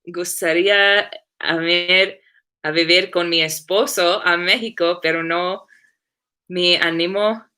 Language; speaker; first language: Spanish; non-native, learner; English